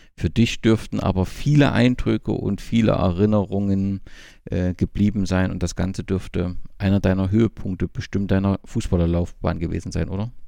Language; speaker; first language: German; native; German